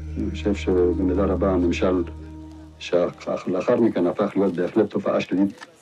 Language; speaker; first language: Hebrew; native; Hebrew